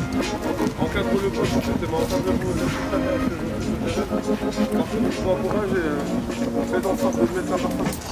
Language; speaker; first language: French; native; French